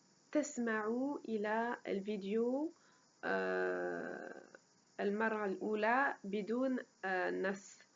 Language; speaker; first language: Arabic; non-native, fluent; French